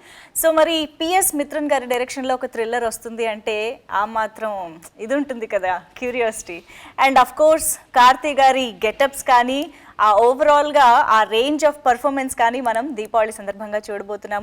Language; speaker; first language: Telugu; native; Telugu